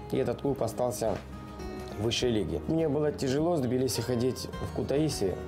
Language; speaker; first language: Russian; non-native, local second language; Georgian